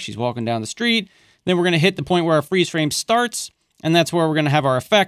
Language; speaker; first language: English; native; English